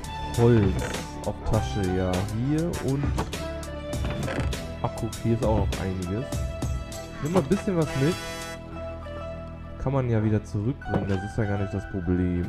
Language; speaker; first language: German; native; German